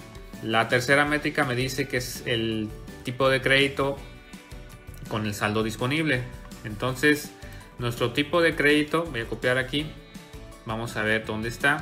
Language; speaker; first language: Spanish; native; Spanish